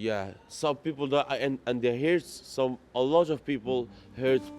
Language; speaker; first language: English; non-native, learner; Arabic